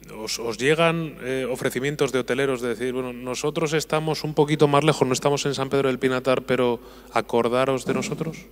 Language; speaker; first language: Spanish; native; Spanish